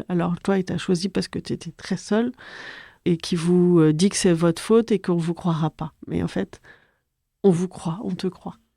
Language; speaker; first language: French; native; French